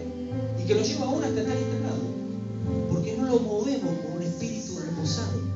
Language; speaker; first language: Spanish; native; Spanish